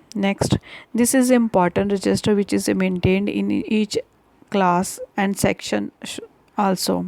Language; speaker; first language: English; non-native, local second language; Punjabi